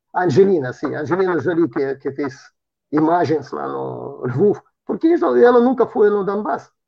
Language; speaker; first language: Portuguese; non-native, fluent; Russian